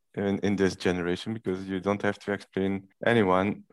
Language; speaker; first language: English; non-native, fluent; Dutch